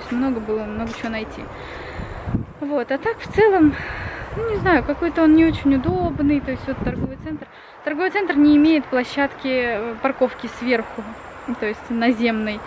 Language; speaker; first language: Russian; native; Russian